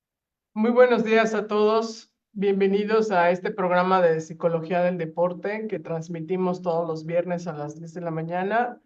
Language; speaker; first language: Spanish; native; Spanish